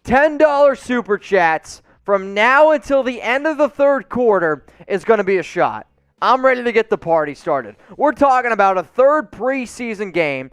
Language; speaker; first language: English; native; English